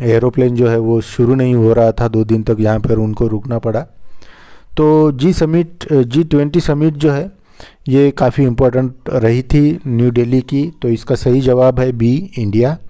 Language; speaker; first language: Hindi; non-native, local second language; Marathi